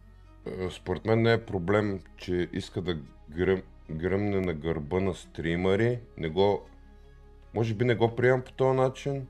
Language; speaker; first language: Bulgarian; native; Bulgarian